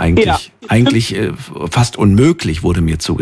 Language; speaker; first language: German; native; German